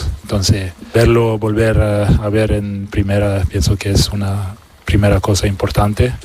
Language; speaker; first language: Spanish; non-native, fluent; French